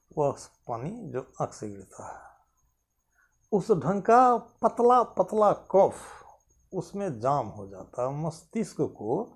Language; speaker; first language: Hindi; non-native, local second language; Maithili